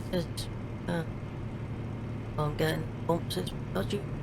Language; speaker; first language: English; native; English